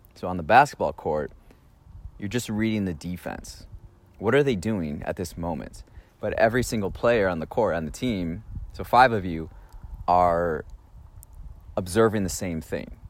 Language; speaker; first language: English; native; English